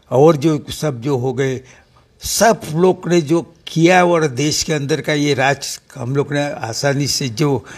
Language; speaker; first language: Hindi; non-native, local second language; Marathi